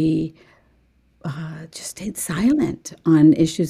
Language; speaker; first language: English; early bilingual, other home language; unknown